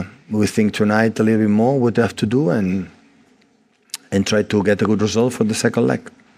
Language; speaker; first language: English; non-native, fluent; Catalan